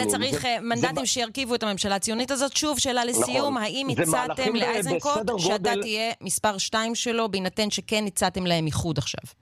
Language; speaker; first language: Hebrew; native; Hebrew